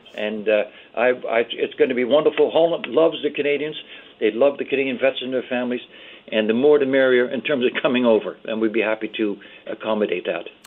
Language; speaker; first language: English; early bilingual, other home language; Dutch